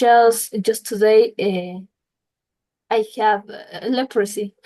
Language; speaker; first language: English; non-native, learner; Spanish